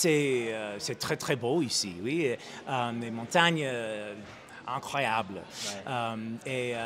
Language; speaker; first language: French; non-native, learner; English